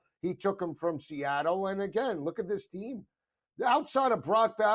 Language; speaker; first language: English; native; English